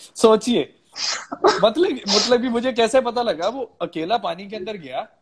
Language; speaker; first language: Hindi; non-native, local second language; Punjabi